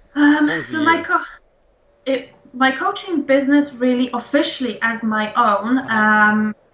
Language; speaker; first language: English; non-native, fluent; Polish